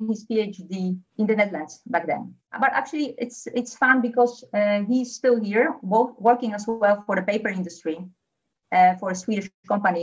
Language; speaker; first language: English; non-native, fluent; Polish